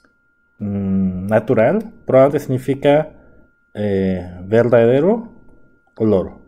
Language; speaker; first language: Spanish; non-native, fluent; Korean